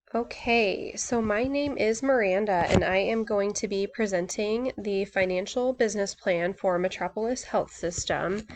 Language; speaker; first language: English; native; English